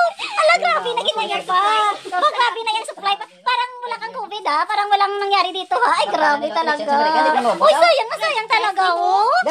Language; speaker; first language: Filipino; non-native, local second language; Hiligaynon